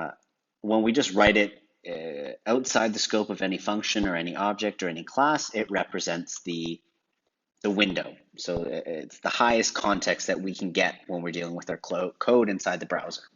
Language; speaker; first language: English; native; English